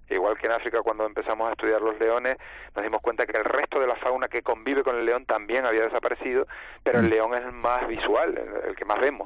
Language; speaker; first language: Spanish; native; Spanish